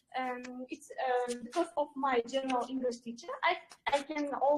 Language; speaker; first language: English; non-native, learner; Uzbek